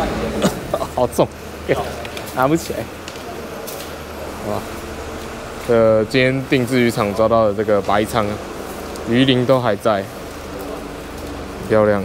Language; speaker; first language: Chinese; native; Chinese